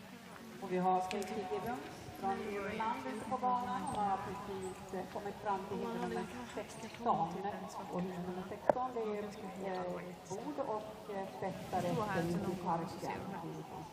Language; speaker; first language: Swedish; native; Swedish